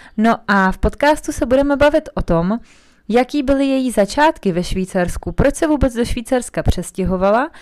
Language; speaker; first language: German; non-native, fluent; Czech